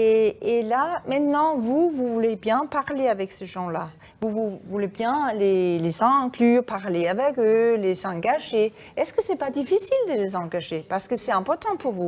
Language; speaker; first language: French; non-native, fluent; Danish